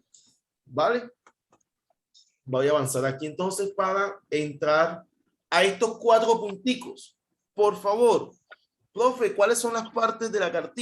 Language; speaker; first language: Spanish; native; Spanish